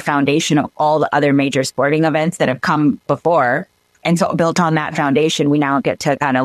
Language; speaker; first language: English; native; English